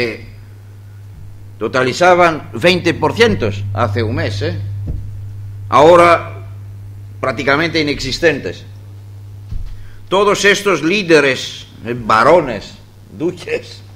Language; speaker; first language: Spanish; non-native, fluent; Greek